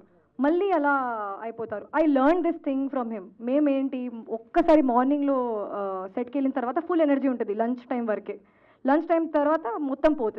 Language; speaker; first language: Telugu; non-native, learner; Hindi